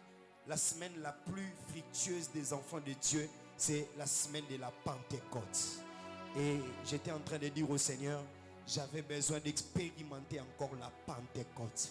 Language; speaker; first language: French; non-native, local second language; Lingala